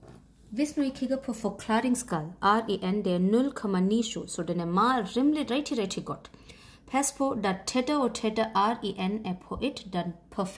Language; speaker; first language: Danish; non-native, fluent; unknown